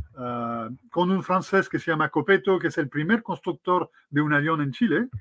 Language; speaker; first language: Spanish; non-native, fluent; French